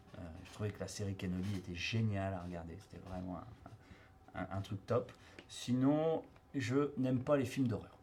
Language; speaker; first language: French; native; French